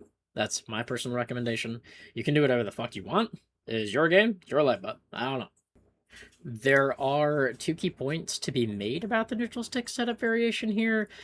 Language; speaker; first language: English; native; English